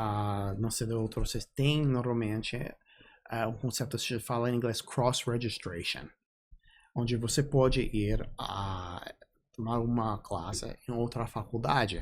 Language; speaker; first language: Portuguese; non-native, fluent; English